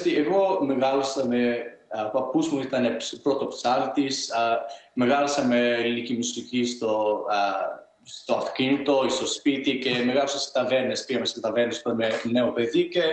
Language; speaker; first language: Greek; early bilingual, heritage; Greek